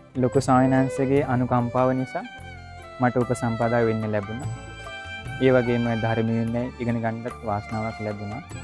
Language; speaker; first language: Sinhala; non-native, fluent; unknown